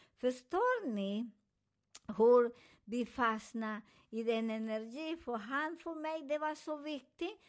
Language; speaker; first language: Swedish; non-native, learner; Spanish